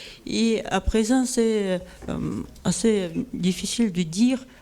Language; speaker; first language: French; non-native, learner; Russian